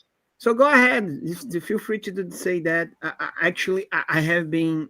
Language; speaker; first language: English; non-native, fluent; Portuguese